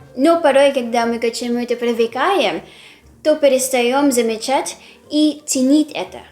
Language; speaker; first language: Russian; non-native, fluent; Filipino